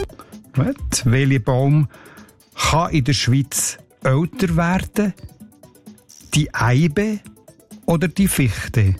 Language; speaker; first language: German; native; German